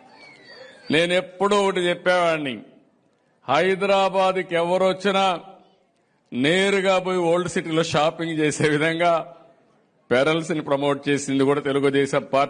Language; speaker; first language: Telugu; native; Telugu